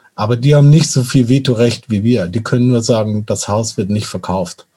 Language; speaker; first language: German; native; German